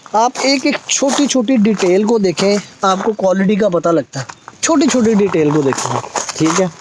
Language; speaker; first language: Urdu; native; Urdu